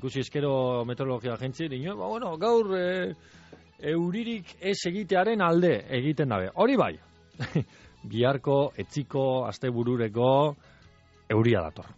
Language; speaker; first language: Basque; native; Basque